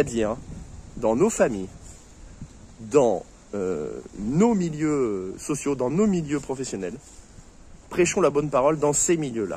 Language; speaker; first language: French; native; French